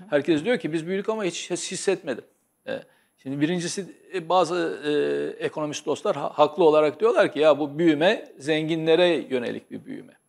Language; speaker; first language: Turkish; native; Turkish